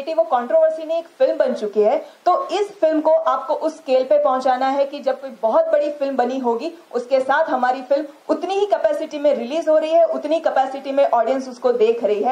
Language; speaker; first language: Hindi; native; Hindi